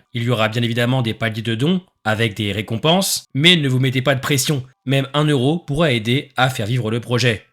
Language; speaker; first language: French; native; French